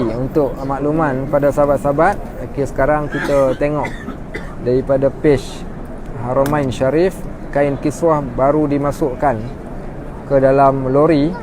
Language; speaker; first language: Malay; native; Malay